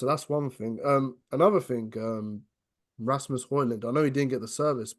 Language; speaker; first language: English; native; English